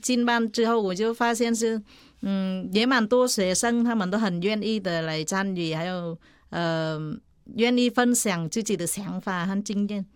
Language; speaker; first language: Chinese; non-native, fluent; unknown